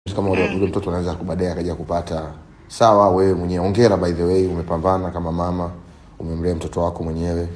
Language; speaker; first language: Swahili; native; Swahili